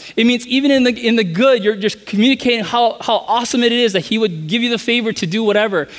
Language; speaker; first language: English; native; English